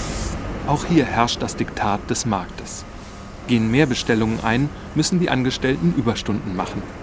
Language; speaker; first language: German; native; German